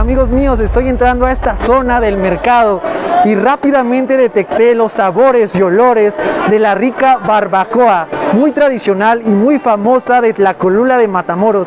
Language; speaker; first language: Spanish; native; Spanish